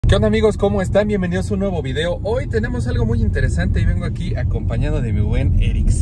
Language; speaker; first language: Spanish; native; Spanish